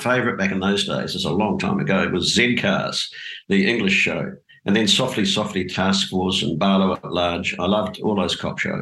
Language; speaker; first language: English; native; English